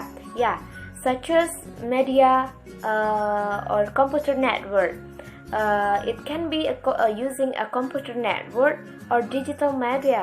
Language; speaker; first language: English; non-native, learner; Indonesian